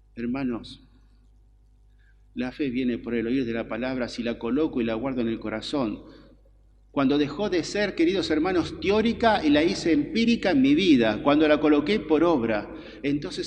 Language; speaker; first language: Spanish; native; Spanish